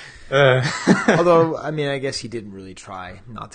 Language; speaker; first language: English; native; English